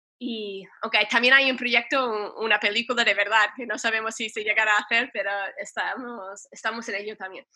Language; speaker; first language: Spanish; non-native, fluent; English